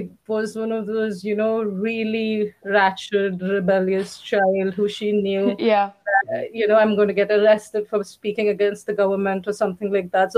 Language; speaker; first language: English; non-native, local second language; Hindi